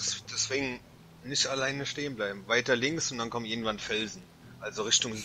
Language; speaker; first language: German; native; German